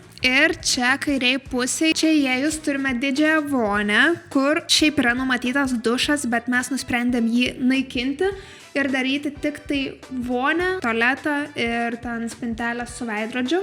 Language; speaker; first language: Lithuanian; native; Lithuanian